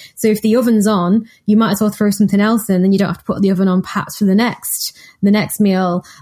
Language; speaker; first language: English; native; English